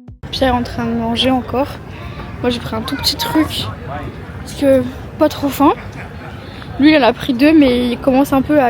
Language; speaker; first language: French; native; French